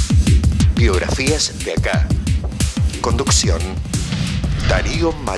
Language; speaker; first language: Spanish; native; Spanish